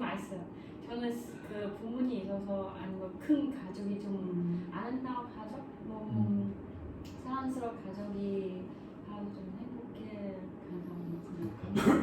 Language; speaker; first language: Korean; non-native, learner; Chinese